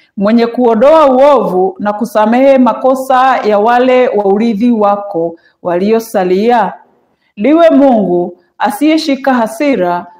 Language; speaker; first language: Swahili; non-native, local second language; Kikuyu